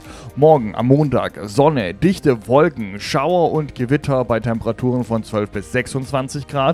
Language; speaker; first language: German; native; German